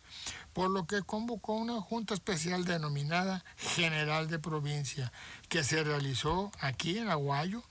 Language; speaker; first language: Spanish; native; Spanish